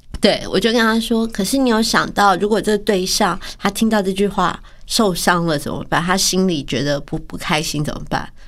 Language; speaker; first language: Chinese; native; Chinese